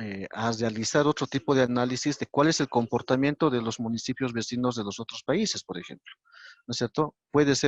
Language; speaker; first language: Spanish; native; Spanish